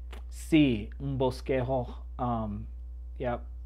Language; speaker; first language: Spanish; non-native, learner; English